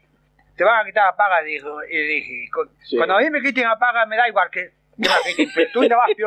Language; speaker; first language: Spanish; non-native, local second language; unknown